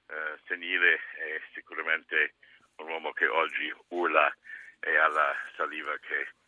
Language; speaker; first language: Italian; non-native, fluent; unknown